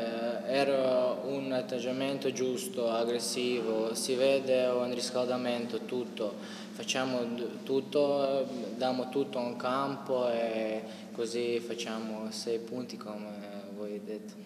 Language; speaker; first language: Italian; non-native, learner; Croatian